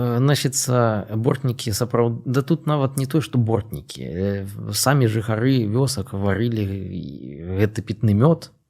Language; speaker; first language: Belarusian; non-native, local second language; Russian